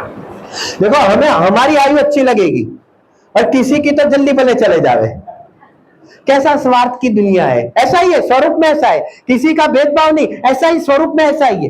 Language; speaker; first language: Hindi; non-native, local second language; Gujarati